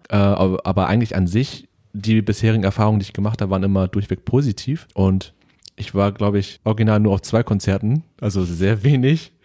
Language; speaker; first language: German; early bilingual, other home language; Vietnamese